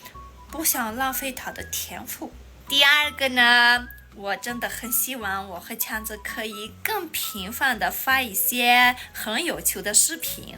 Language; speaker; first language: Chinese; non-native, fluent; Armenian